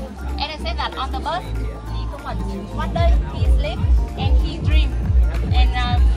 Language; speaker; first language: English; non-native, fluent; Vietnamese